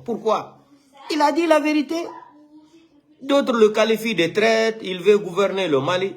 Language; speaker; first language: French; non-native, local second language; Fula